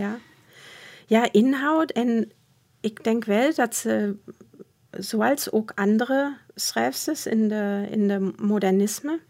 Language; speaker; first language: Dutch; non-native, fluent; German